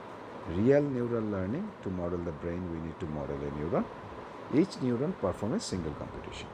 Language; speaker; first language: English; non-native, local second language; Bangla